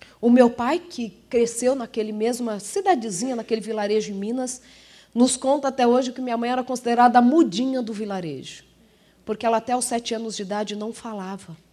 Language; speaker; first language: Portuguese; native; Portuguese